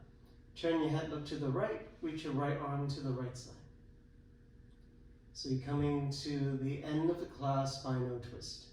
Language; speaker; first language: English; native; English